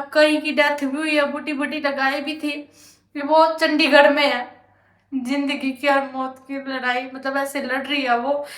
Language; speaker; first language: Hindi; native; Hindi